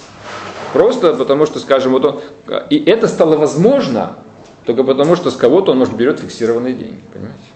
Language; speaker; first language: Russian; native; Russian